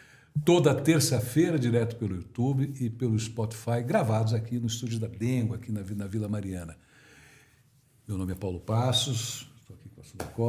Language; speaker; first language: Portuguese; native; Portuguese